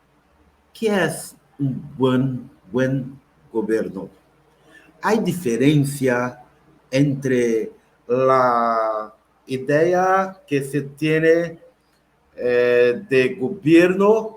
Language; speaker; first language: Spanish; non-native, learner; Portuguese